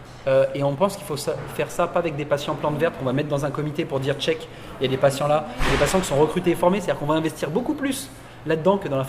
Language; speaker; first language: French; native; French